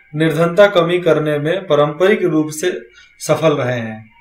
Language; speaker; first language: Hindi; native; Hindi